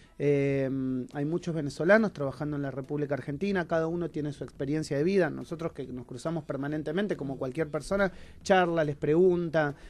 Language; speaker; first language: Spanish; native; Spanish